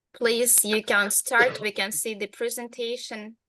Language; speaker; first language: English; non-native, fluent; Ukrainian